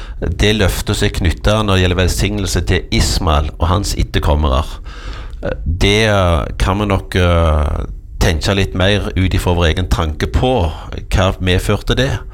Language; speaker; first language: Norwegian; native; Norwegian